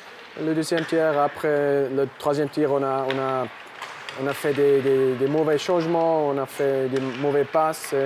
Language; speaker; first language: French; non-native, local second language; German